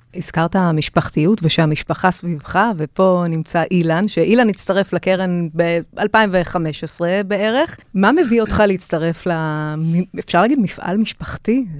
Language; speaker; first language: Hebrew; native; Hebrew